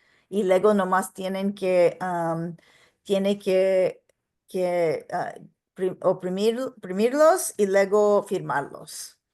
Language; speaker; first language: Spanish; non-native, local second language; English